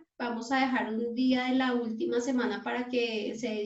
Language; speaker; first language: Spanish; native; Spanish